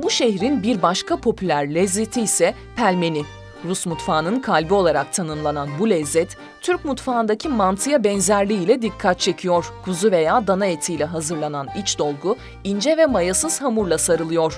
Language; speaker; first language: Turkish; native; Turkish